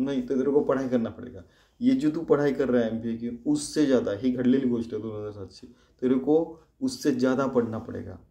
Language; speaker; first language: Hindi; non-native, local second language; Marathi